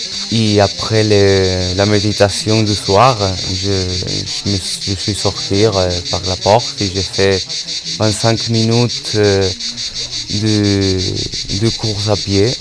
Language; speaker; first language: French; non-native, learner; Spanish